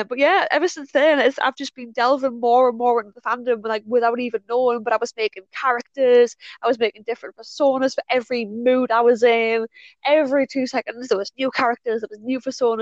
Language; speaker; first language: English; native; English